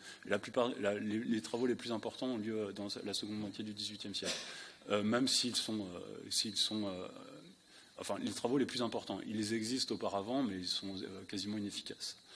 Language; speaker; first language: French; native; French